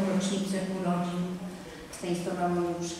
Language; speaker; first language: Polish; native; Polish